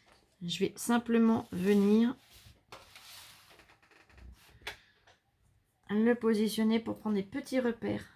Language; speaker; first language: French; native; French